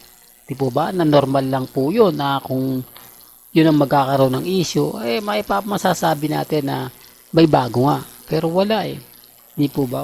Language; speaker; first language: Filipino; native; Filipino